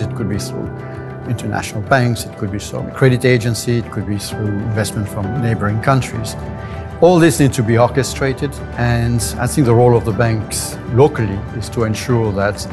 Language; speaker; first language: English; non-native, fluent; French